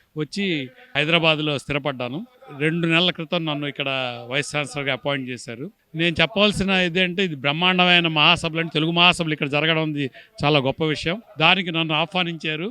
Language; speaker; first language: Telugu; native; Telugu